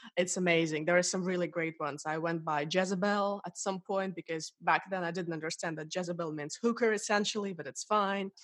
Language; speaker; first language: English; non-native, fluent; Russian